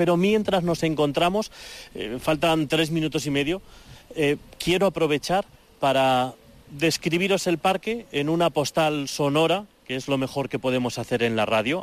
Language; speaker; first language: Spanish; native; Spanish